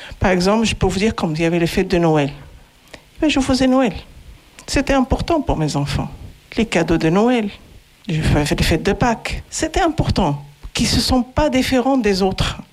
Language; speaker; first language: French; non-native, local second language; Arabic